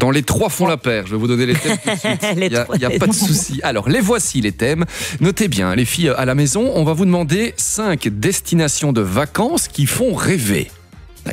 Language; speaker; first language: French; native; French